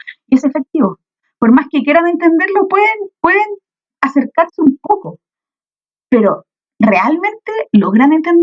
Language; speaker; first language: Spanish; native; Spanish